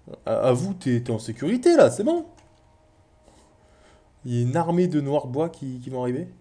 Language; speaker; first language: French; native; French